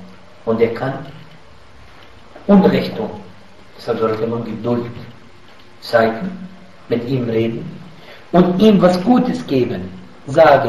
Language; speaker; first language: German; non-native, fluent; Arabic